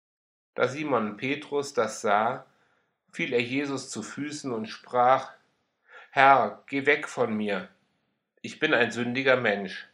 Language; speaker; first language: German; native; German